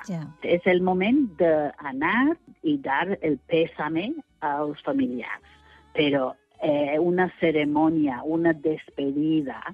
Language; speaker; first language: Catalan; non-native, fluent; English